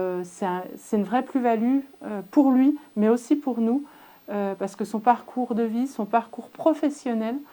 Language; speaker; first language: French; native; French